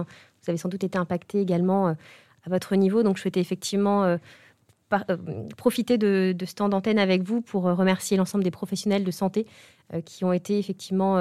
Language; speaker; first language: French; native; French